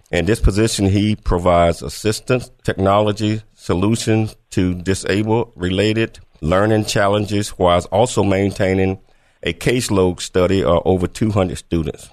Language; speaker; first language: English; native; English